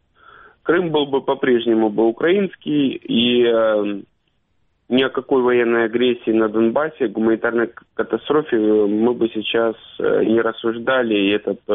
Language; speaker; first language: Russian; native; Russian